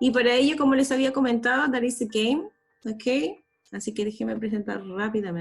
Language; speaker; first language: Spanish; native; Spanish